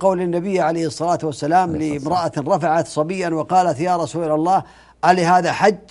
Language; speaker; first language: Arabic; native; Arabic